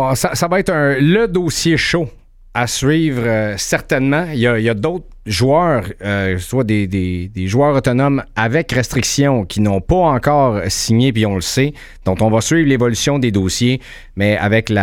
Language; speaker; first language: French; native; French